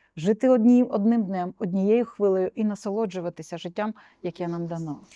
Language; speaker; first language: Ukrainian; native; Ukrainian